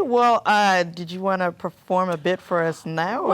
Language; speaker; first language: English; native; English